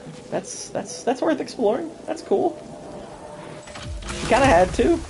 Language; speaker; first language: English; native; English